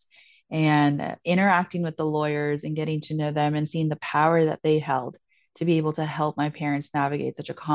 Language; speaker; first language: English; native; English